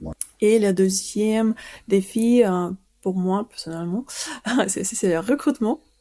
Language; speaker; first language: French; non-native, fluent; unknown